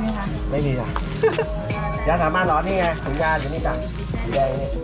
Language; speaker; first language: Thai; native; Thai